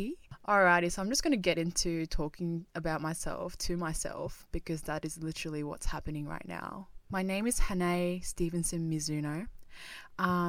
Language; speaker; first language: English; non-native, fluent; Japanese